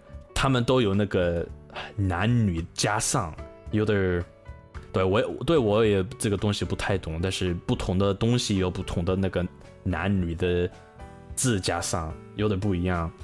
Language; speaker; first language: Chinese; non-native, learner; English